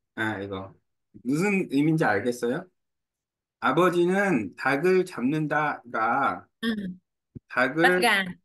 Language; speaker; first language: Korean; native; Korean